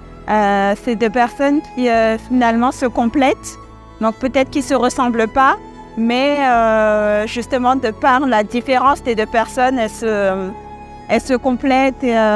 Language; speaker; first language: French; early bilingual, other home language; Malagasy